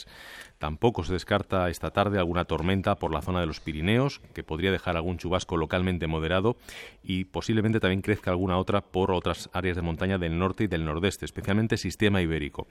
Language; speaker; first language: Spanish; native; Spanish